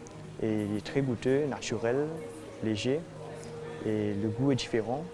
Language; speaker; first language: French; non-native, local second language; Morisyen